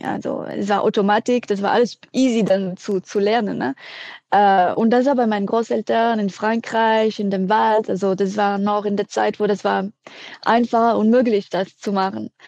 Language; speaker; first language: German; non-native, fluent; French